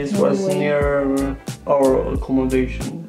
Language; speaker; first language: English; non-native, learner; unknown